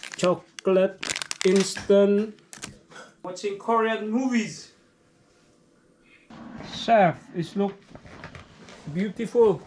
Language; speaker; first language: English; non-native, learner; Indonesian